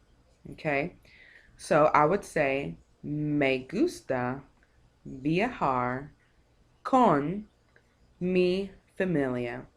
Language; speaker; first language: Spanish; non-native, fluent; English